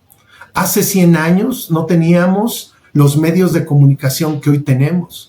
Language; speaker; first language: Spanish; native; Spanish